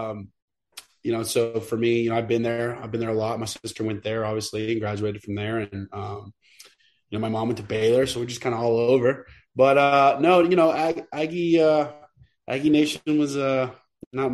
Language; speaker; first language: English; native; English